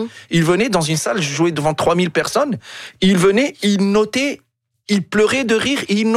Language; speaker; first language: French; non-native, local second language; Arabic